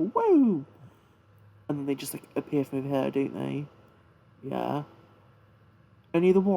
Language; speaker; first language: English; native; English